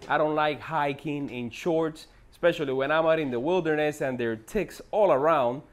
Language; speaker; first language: English; native; English